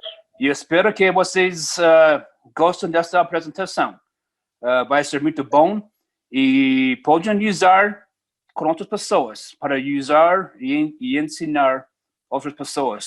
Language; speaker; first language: Portuguese; non-native, fluent; English